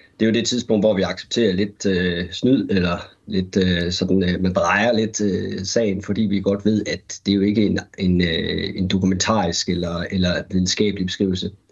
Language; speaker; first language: Danish; native; Danish